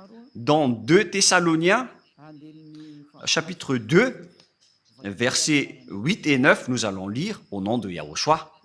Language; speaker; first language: French; non-native, local second language; Malagasy